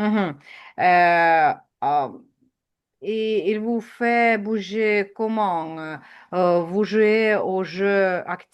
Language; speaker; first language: French; non-native, fluent; Ukrainian